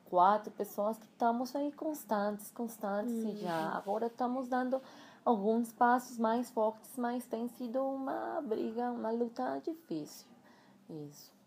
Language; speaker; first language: Portuguese; non-native, fluent; Spanish